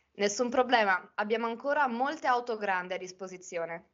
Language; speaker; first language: Italian; native; Italian